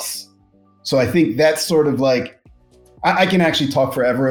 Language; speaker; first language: English; native; English